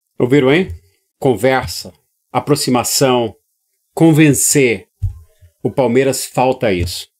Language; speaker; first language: Portuguese; native; Portuguese